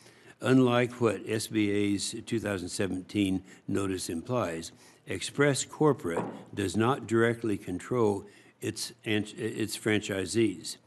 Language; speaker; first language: English; native; English